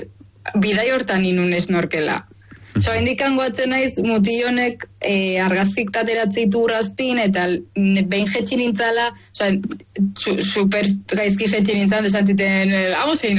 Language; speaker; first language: Basque; native; Basque